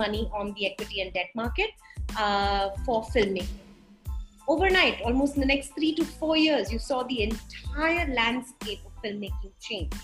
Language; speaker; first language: English; non-native, local second language; Hindi